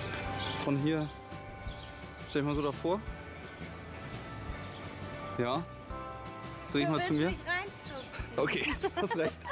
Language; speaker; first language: German; native; German